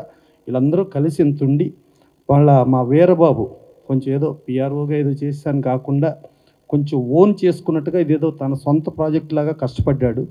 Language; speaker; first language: Telugu; native; Telugu